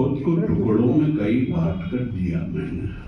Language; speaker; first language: Hindi; native; Hindi